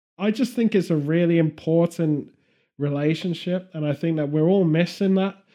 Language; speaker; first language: English; native; English